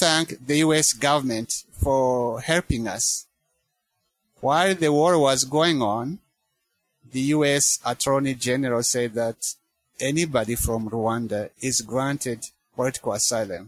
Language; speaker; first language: English; non-native, local second language; Kinyarwanda